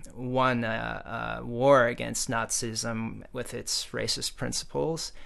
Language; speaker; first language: English; native; English